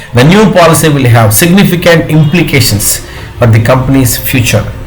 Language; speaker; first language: English; non-native, local second language; Telugu